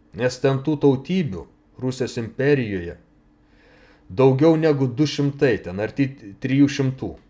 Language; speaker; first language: Lithuanian; native; Lithuanian